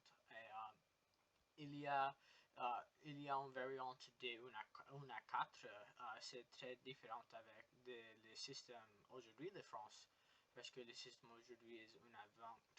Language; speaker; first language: French; non-native, learner; English